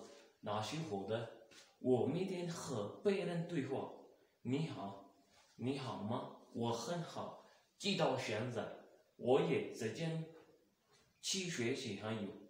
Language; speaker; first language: Chinese; non-native, learner; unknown